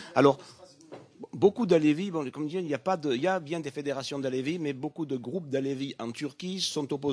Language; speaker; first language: French; native; French